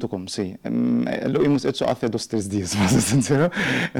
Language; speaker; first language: Spanish; non-native, learner; Arabic